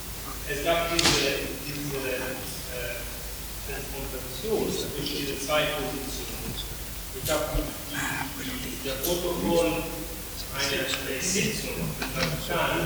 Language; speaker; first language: German; non-native, fluent; Italian